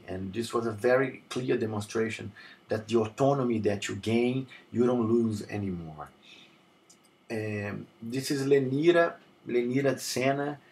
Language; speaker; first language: English; non-native, fluent; Portuguese